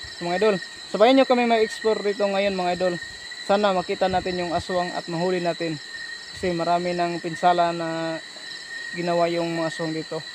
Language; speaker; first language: Filipino; non-native, local second language; Cebuano